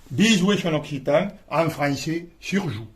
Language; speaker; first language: French; native; French